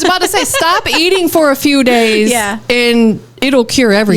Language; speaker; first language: English; native; English